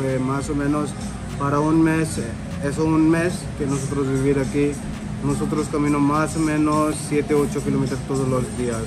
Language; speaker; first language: Spanish; non-native, learner; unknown